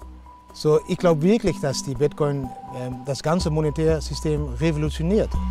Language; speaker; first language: German; non-native, learner; Dutch